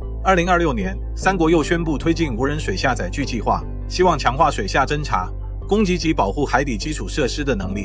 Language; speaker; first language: Chinese; native; Chinese